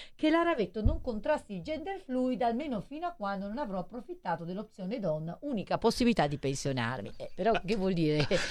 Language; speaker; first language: Italian; native; Italian